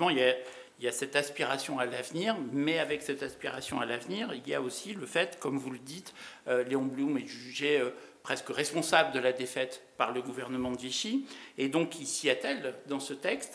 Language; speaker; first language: French; native; French